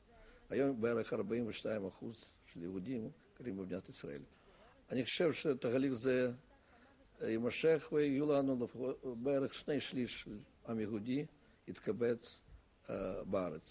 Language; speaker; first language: Hebrew; non-native, fluent; Russian